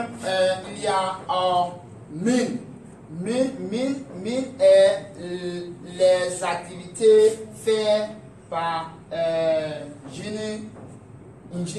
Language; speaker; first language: French; non-native, learner; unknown